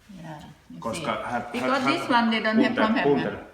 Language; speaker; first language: English; non-native, learner; Thai